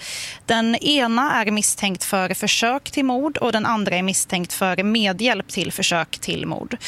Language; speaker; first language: Swedish; native; Swedish